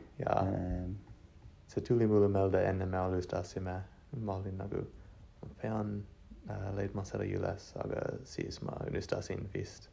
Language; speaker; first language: Estonian; non-native, learner; English